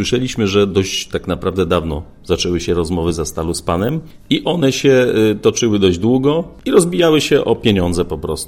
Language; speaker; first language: Polish; native; Polish